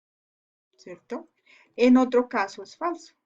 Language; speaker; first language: Spanish; native; Spanish